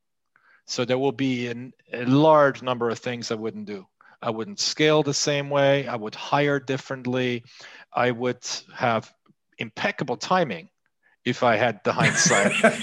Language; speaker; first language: English; non-native, fluent; Swiss German